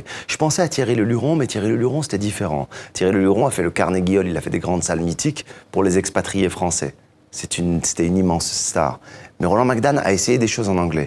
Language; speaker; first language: French; native; French